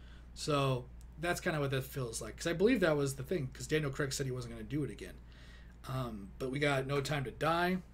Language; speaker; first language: English; native; English